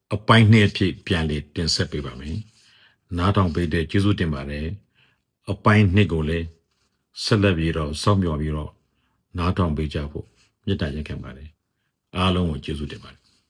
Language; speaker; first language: Burmese; non-native, local second language; Rohingya